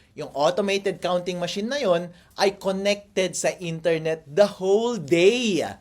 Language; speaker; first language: Filipino; non-native, local second language; Iloko